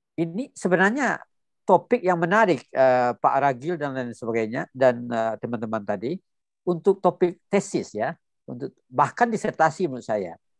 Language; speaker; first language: Indonesian; non-native, local second language; Minangkabau